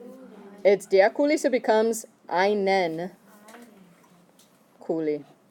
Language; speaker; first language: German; non-native, fluent; English